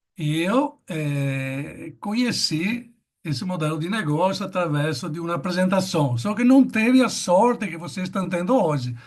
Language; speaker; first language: Portuguese; non-native, fluent; Italian